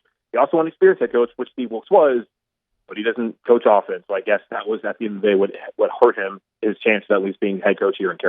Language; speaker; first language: English; native; English